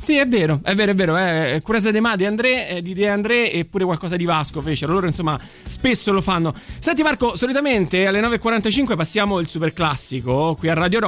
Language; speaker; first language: Italian; native; Italian